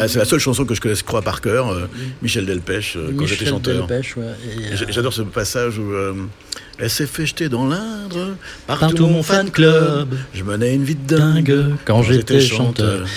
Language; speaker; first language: French; native; French